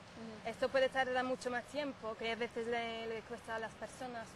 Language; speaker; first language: Spanish; non-native, fluent; English